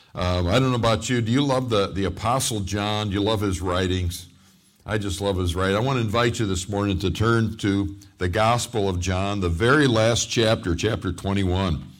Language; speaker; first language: English; native; English